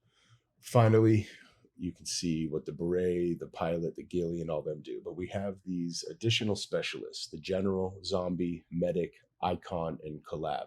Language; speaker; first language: English; native; English